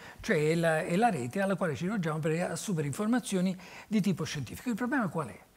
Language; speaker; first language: Italian; native; Italian